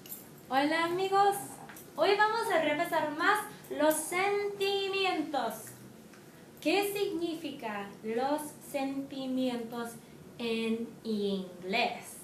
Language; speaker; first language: Spanish; non-native, fluent; English